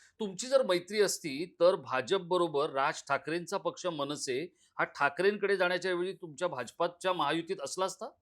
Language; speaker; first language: Marathi; native; Marathi